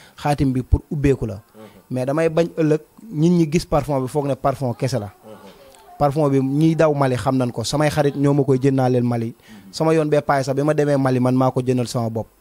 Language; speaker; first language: Wolof; native; Wolof